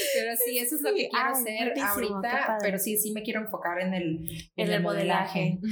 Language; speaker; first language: Spanish; native; Spanish